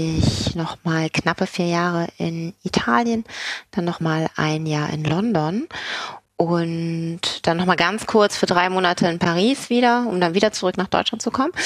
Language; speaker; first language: German; native; German